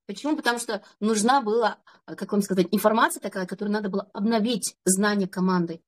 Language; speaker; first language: Russian; non-native, local second language; Kazakh